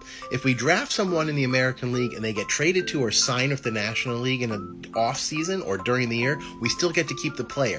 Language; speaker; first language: English; native; English